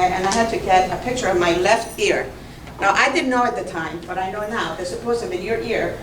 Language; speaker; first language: English; early bilingual, other home language; Italian